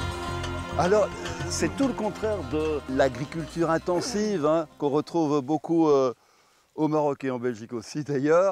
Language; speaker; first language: French; native; French